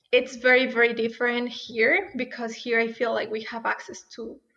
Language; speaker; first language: English; non-native, fluent; Spanish